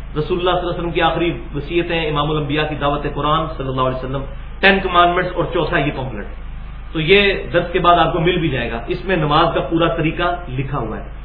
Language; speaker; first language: Urdu; non-native, local second language; Punjabi